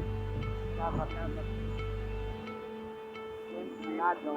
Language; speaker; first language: Portuguese; non-native, local second language; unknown